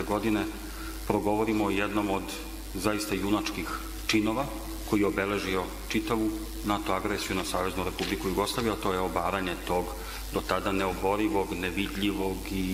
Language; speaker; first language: Serbian; native; Serbian